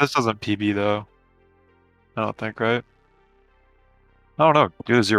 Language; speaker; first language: English; native; English